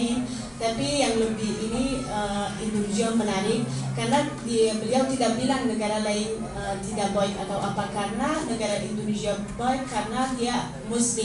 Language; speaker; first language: Indonesian; non-native, fluent; Persian